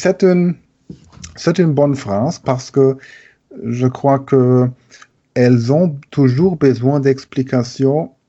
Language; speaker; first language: French; non-native, learner; German